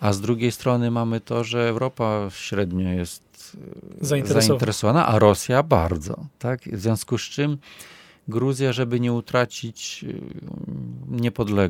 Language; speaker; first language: Polish; non-native, fluent; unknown